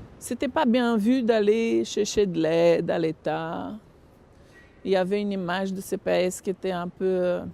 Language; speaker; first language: French; non-native, fluent; Portuguese